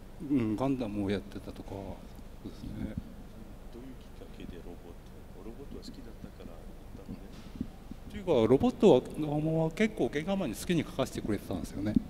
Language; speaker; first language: Japanese; native; Japanese